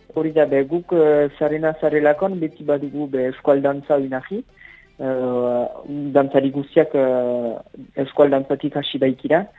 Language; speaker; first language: Basque; native; Basque